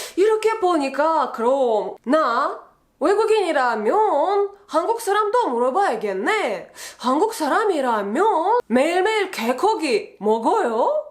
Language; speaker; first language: Korean; non-native, learner; Russian